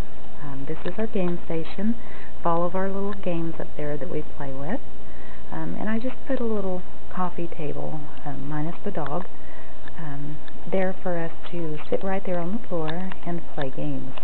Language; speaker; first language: English; native; English